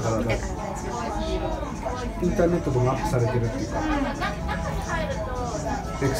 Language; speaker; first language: Japanese; native; Japanese